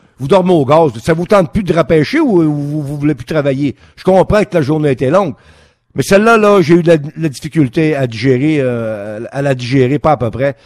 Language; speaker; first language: French; native; French